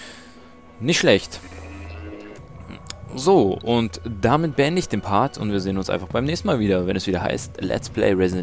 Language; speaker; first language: German; native; German